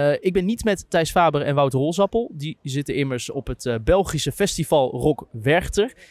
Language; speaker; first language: Dutch; native; Dutch